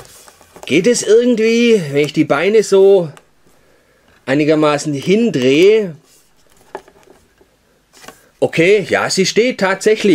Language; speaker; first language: German; native; German